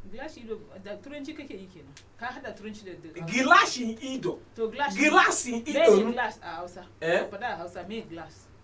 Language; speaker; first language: Hausa; non-native, local second language; Igbo